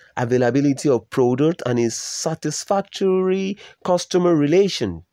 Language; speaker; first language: English; non-native, local second language; Yoruba